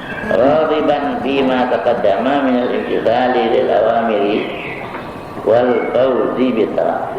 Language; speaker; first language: Arabic; non-native, fluent; Indonesian